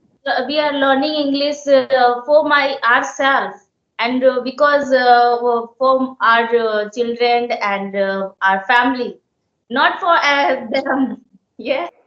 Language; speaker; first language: English; non-native, learner; Hindi